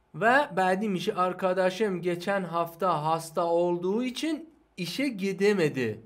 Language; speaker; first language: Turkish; non-native, fluent; Persian